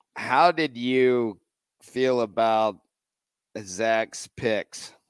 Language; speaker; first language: English; native; English